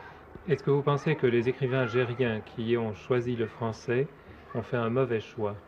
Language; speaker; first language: French; native; French